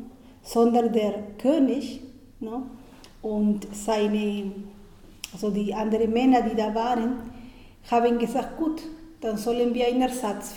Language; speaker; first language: German; non-native, fluent; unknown